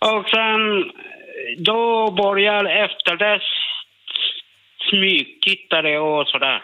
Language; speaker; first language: Swedish; non-native, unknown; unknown